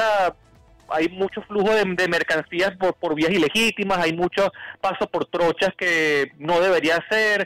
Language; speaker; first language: Spanish; native; Spanish